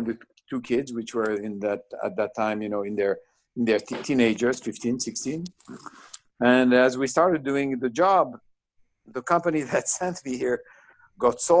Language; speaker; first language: English; non-native, fluent; French